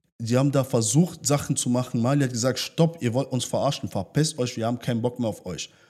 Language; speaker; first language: German; early bilingual, other home language; French